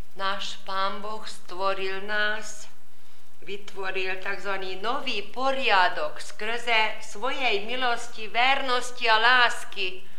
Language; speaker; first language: Slovak; early bilingual, heritage; Slovak